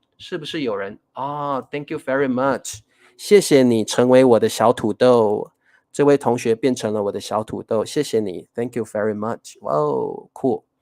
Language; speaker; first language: Chinese; native; Chinese